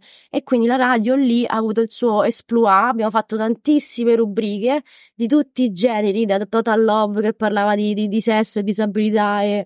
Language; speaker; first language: Italian; native; Italian